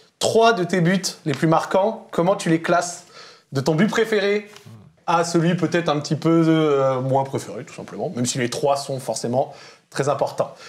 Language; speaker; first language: French; native; French